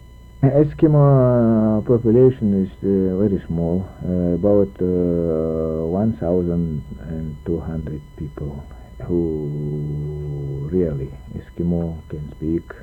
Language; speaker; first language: English; non-native, learner; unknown